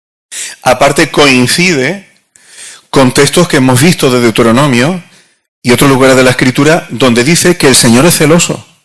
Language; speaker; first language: Spanish; native; Spanish